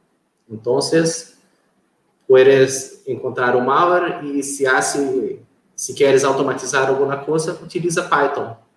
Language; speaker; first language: Spanish; non-native, fluent; Portuguese